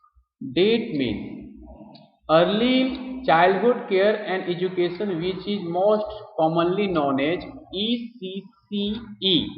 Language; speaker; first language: English; non-native, local second language; Hindi